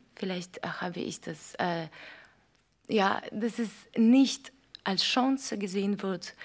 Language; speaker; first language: German; non-native, fluent; Ukrainian